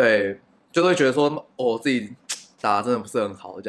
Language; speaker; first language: Chinese; native; Chinese